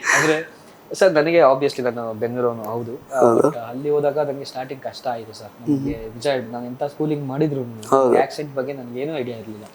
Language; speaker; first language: Kannada; native; Kannada